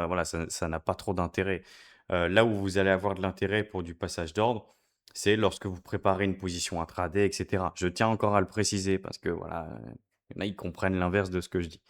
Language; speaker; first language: French; native; French